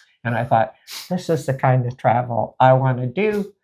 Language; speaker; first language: English; native; English